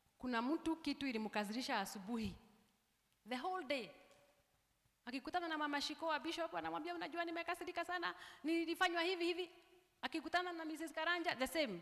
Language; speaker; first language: Swahili; non-native, local second language; Kikuyu